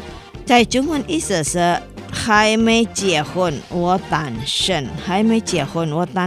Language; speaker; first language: Chinese; non-native, learner; Indonesian